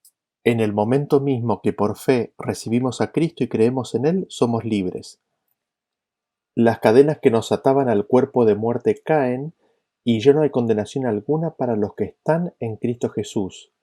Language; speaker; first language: Spanish; native; Spanish